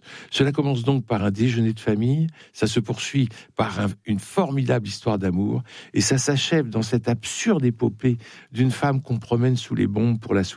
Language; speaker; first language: French; native; French